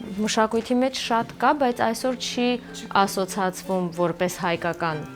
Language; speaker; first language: Armenian; native; Armenian